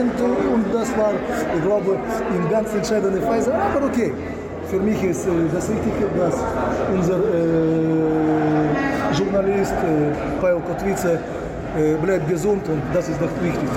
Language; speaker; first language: German; non-native, fluent; Polish